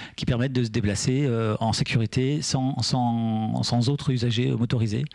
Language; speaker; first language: French; native; French